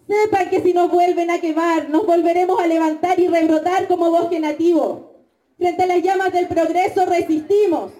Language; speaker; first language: Spanish; native; Spanish